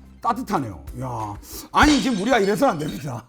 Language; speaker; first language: Korean; native; Korean